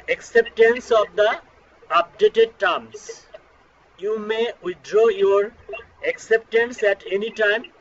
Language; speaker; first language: English; non-native, local second language; Bangla